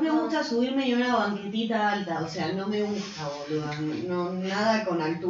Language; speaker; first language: Spanish; native; Spanish